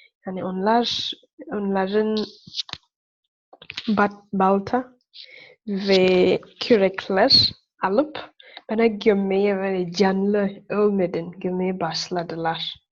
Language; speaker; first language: Turkish; non-native, learner; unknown